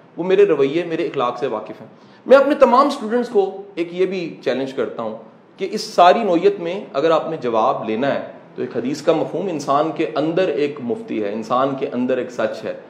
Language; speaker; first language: Urdu; non-native, local second language; Punjabi